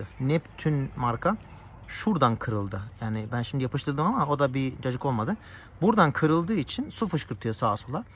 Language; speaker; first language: Turkish; native; Turkish